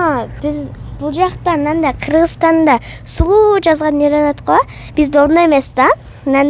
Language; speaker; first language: Kyrgyz; early bilingual, heritage; Kyrgyz